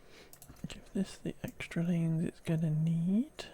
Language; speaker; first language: English; native; English